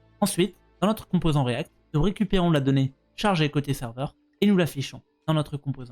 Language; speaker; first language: French; native; French